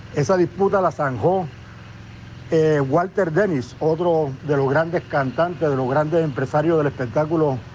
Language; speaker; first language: Spanish; native; Spanish